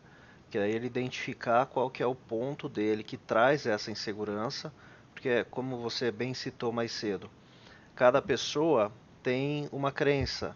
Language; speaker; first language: Portuguese; native; Portuguese